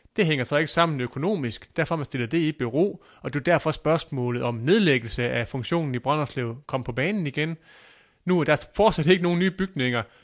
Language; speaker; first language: Danish; native; Danish